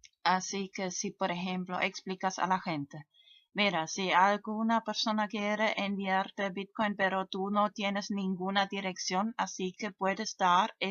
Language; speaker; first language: Spanish; non-native, fluent; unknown